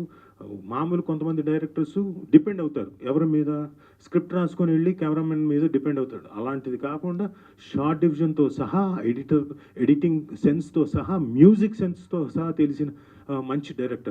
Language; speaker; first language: Telugu; native; Telugu